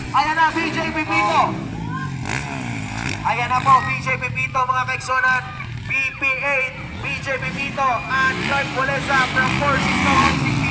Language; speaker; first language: Filipino; non-native, local second language; Cebuano